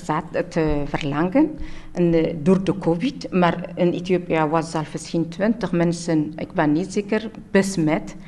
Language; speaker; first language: Dutch; non-native, learner; Tigrinya